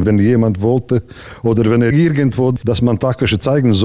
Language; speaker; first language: German; native; German